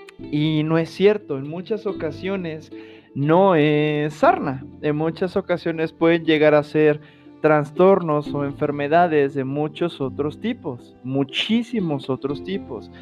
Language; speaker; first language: Spanish; native; Spanish